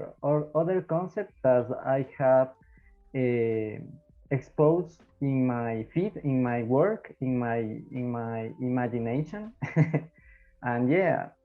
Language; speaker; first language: English; non-native, learner; Spanish